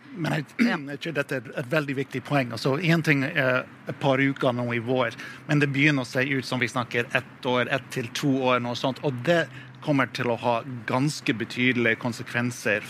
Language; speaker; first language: Norwegian; non-native, fluent; English